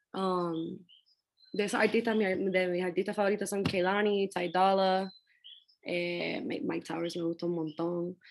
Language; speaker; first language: Spanish; native; Spanish